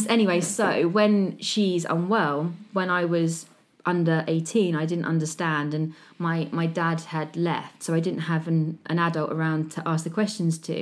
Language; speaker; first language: English; native; English